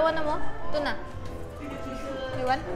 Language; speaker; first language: English; non-native, local second language; Malay